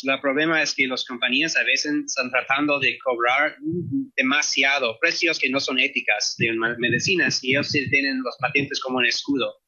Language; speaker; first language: Spanish; non-native, fluent; English